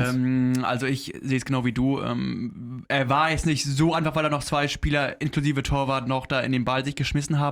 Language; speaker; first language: German; native; German